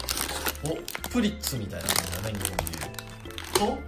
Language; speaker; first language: Japanese; native; Japanese